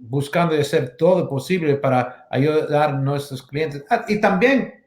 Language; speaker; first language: Spanish; non-native, learner; English